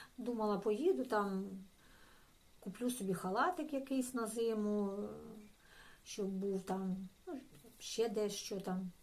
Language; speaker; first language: Ukrainian; non-native, local second language; Russian